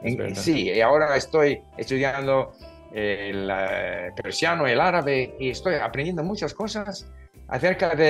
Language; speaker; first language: Spanish; non-native, fluent; English